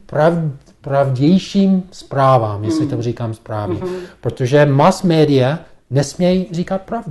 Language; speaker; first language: Czech; non-native, fluent; English